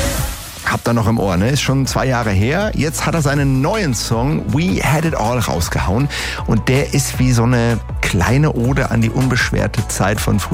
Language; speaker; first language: German; native; German